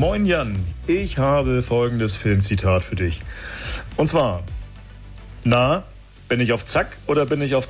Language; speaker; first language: German; native; German